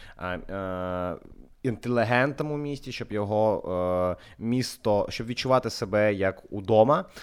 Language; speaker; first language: Ukrainian; non-native, local second language; Russian